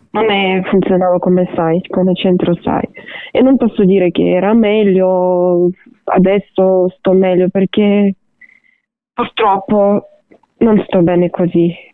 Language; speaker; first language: Italian; non-native, learner; Ukrainian